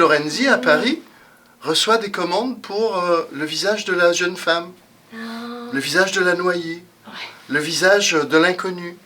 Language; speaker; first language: French; native; French